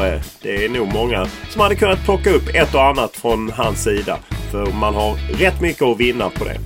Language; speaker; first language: Swedish; native; Swedish